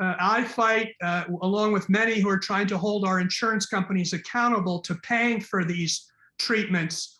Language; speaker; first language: English; native; English